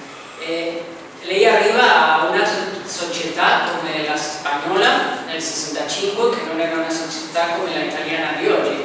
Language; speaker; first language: Italian; non-native, fluent; Spanish